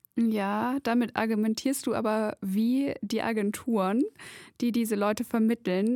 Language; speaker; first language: German; native; German